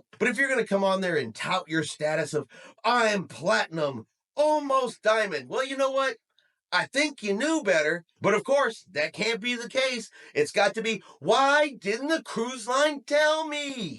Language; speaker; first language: English; native; English